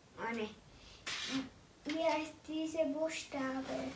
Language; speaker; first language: German; early bilingual, heritage; Thai